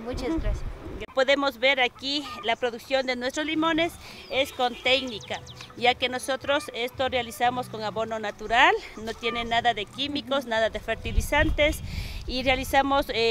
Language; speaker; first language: Spanish; native; Spanish